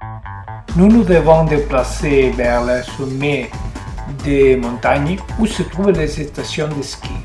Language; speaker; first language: French; non-native, learner; Spanish